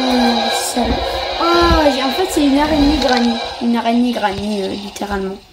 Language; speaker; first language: French; native; French